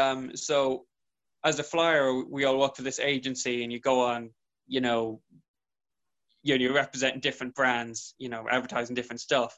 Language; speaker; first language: English; native; English